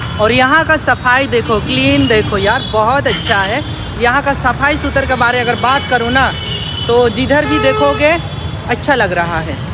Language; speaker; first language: Hindi; non-native, local second language; Sadri